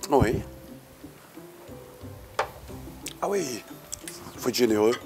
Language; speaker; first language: French; native; French